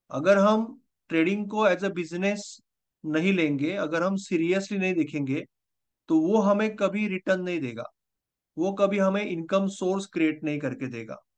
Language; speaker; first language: Hindi; non-native, local second language; Marathi